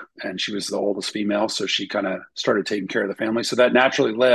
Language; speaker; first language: English; native; English